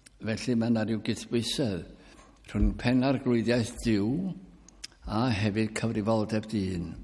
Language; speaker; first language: Welsh; early bilingual, heritage; Welsh